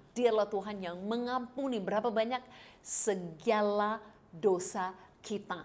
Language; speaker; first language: Indonesian; non-native, fluent; English